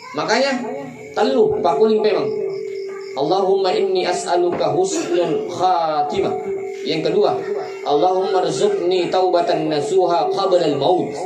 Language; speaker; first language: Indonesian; non-native, local second language; Buginese